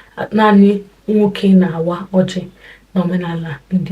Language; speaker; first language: Igbo; native; Igbo